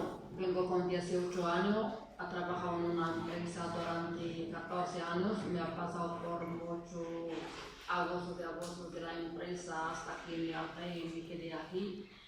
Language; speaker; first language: Spanish; non-native, fluent; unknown